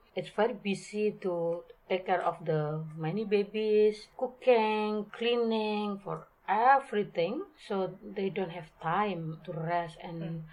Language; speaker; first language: English; non-native, learner; Indonesian